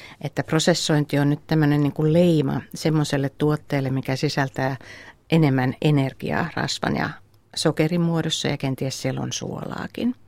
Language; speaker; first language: Finnish; native; Finnish